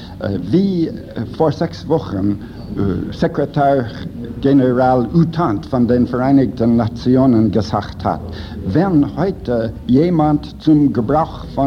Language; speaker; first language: German; non-native, fluent; English